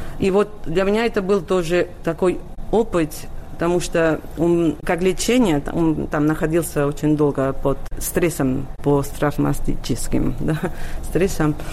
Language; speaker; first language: Russian; non-native, fluent; Catalan